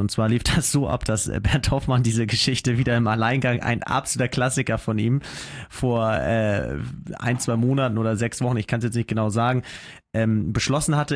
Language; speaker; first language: German; native; German